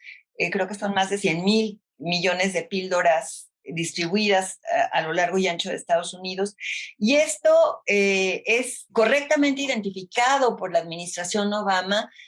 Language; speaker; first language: Spanish; native; Spanish